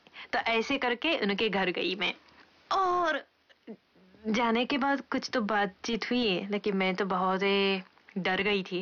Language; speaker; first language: Hindi; non-native, fluent; Japanese